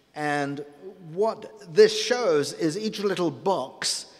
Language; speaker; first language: English; native; English